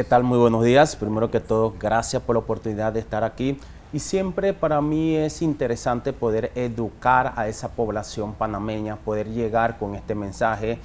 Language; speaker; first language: Spanish; native; Spanish